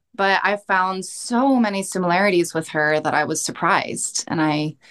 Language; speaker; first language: English; early bilingual, other home language; Korean